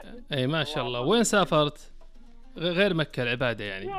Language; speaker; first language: Arabic; native; Arabic